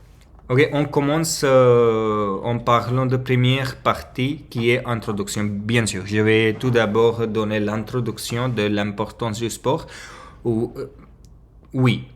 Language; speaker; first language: French; non-native, learner; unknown